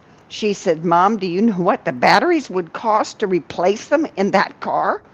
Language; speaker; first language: English; native; English